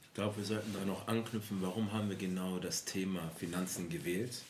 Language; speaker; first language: German; native; German